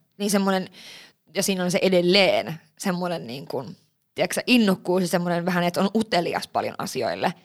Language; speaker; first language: Finnish; early bilingual, heritage; Finnish